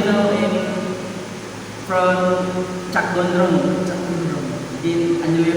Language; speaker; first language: English; non-native, learner; Indonesian